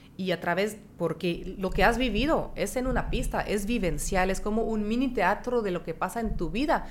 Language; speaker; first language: Spanish; non-native, fluent; French